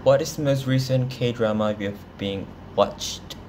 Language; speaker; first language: English; non-native, fluent; Thai